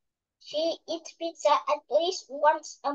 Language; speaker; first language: English; non-native, learner; Vietnamese